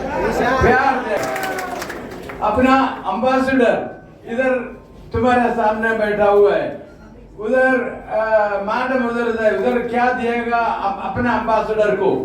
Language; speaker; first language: Hindi; non-native, local second language; Malayalam